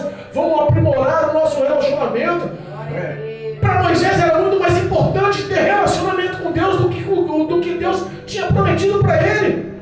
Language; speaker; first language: Portuguese; native; Portuguese